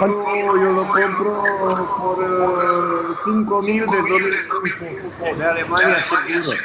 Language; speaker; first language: Spanish; non-native, learner; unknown